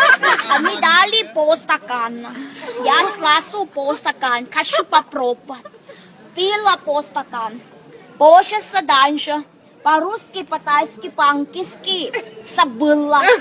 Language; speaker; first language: Russian; non-native, learner; Thai